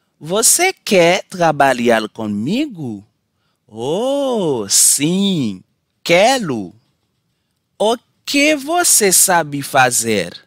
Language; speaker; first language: Portuguese; non-native, learner; Haitian Creole